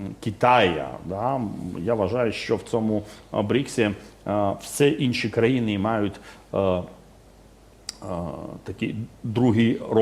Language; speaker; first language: Ukrainian; non-native, fluent; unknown